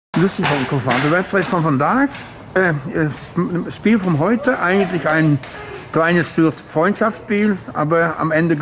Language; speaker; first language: German; non-native, learner; Dutch